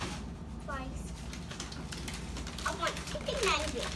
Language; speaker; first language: English; native; English